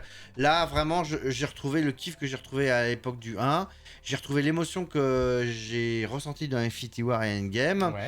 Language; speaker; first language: French; native; French